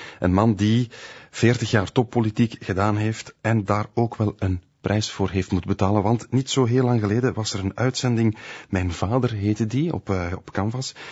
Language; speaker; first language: Dutch; native; Dutch